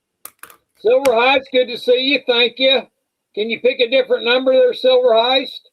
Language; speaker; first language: English; native; English